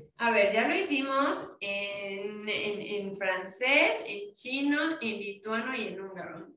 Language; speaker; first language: Spanish; native; Spanish